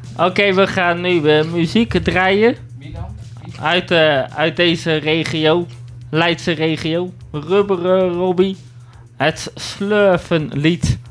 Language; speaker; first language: Dutch; native; Dutch